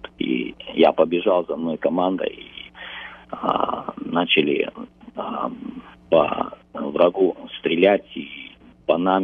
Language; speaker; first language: Russian; early bilingual, heritage; Russian